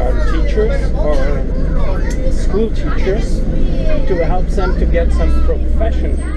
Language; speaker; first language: English; non-native, fluent; German